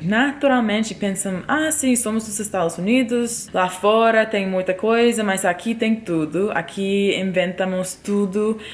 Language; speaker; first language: Portuguese; non-native, fluent; English